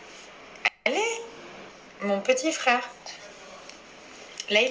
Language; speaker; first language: French; native; French